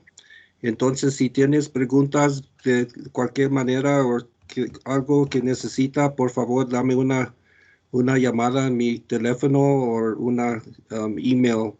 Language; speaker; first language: Spanish; non-native, learner; English